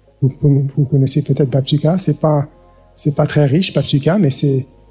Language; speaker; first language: French; early bilingual, heritage; French